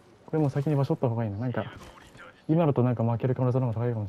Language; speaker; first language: Japanese; native; Japanese